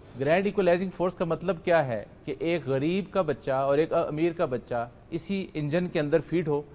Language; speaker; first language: Urdu; native; Urdu